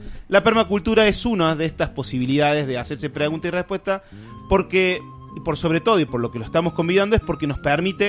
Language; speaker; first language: Spanish; native; Spanish